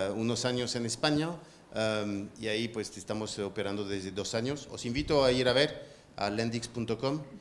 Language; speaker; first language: Spanish; non-native, fluent; French